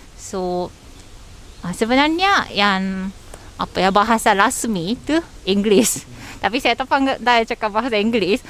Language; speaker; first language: Malay; non-native, fluent; Japanese